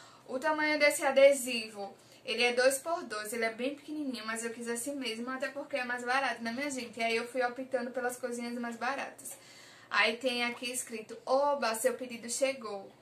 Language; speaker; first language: Portuguese; native; Portuguese